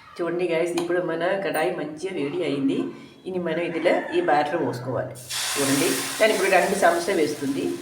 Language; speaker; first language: Telugu; non-native, local second language; Malayalam